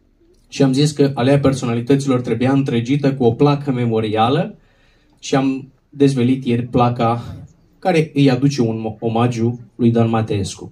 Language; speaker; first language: Romanian; native; Romanian